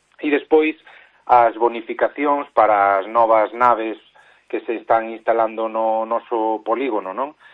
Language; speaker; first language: Galician; native; Galician